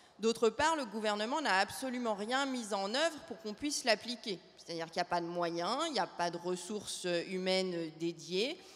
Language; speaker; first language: French; native; French